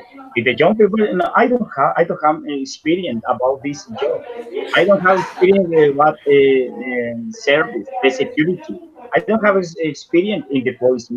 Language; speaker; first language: English; non-native, learner; Spanish